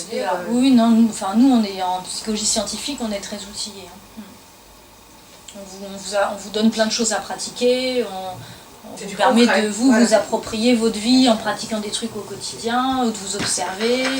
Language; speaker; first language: French; native; French